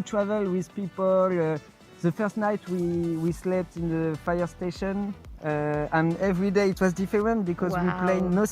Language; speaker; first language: English; non-native, fluent; French